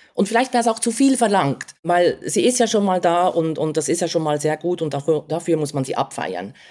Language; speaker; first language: German; native; German